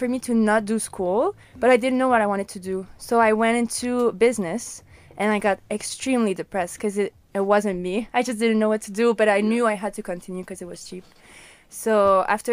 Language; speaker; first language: English; non-native, fluent; French